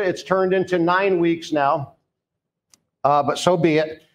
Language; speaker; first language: English; native; English